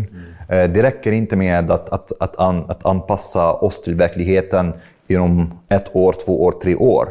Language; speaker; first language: Swedish; non-native, fluent; Arabic